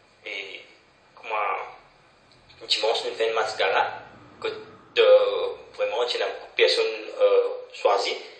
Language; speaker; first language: French; non-native, local second language; Morisyen